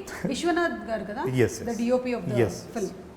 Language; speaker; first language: Telugu; native; Telugu